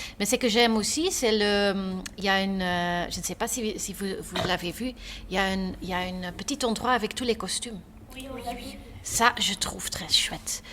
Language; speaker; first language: French; non-native, local second language; Dutch